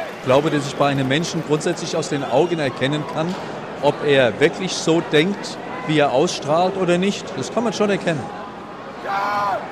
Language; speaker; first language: German; native; German